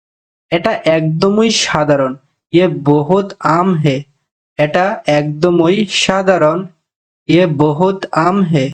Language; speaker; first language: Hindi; non-native, fluent; Bangla